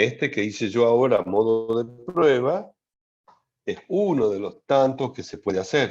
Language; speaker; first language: Spanish; native; Spanish